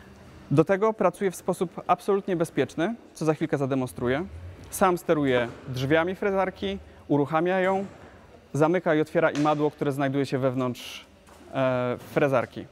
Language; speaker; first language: Polish; native; Polish